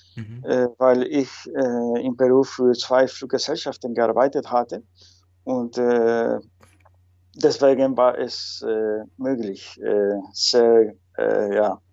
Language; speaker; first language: German; non-native, fluent; Spanish